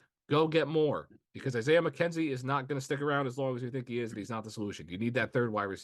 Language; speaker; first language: English; native; English